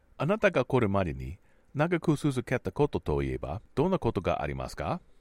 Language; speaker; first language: Japanese; non-native, learner; English